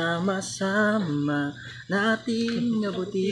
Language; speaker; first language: Filipino; native; Filipino